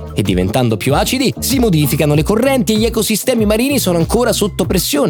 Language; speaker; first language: Italian; native; Italian